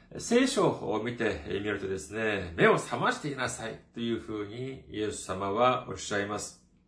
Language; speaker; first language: Japanese; non-native, fluent; Korean